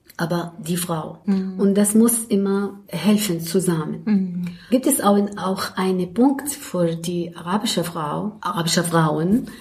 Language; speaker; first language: German; non-native, learner; Arabic